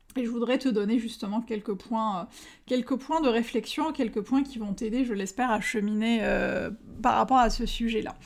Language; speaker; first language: French; native; French